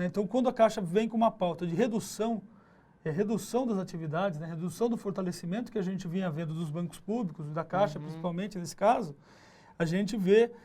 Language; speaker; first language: Portuguese; native; Portuguese